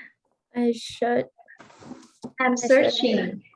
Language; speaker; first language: English; early bilingual, heritage; Vietnamese